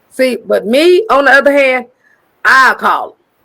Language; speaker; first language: English; native; English